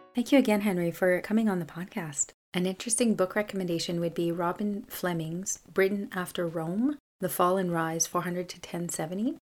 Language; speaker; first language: English; non-native, fluent; French